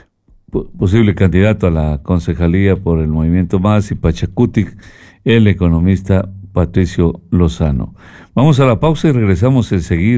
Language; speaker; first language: Spanish; native; Spanish